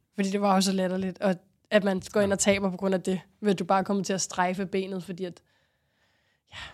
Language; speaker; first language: Danish; native; Danish